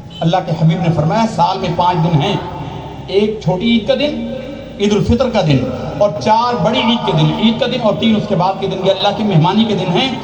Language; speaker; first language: Urdu; non-native, local second language; Punjabi